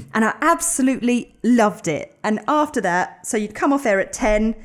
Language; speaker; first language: English; native; English